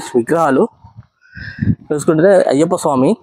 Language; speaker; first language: Telugu; native; Telugu